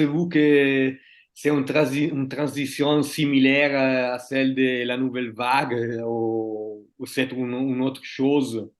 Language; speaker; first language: French; non-native, fluent; Italian